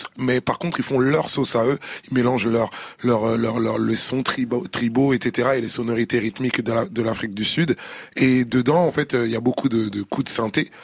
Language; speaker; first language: French; early bilingual, other home language; Lingala